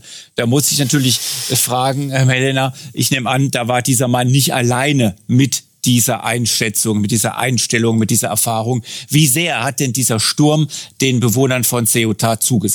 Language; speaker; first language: German; native; German